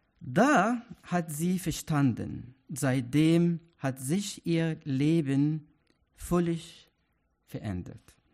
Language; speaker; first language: German; non-native, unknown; Arabic